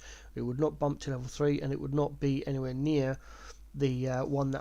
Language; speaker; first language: English; native; English